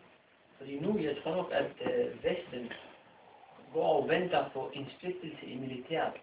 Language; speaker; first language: Danish; non-native, fluent; Arabic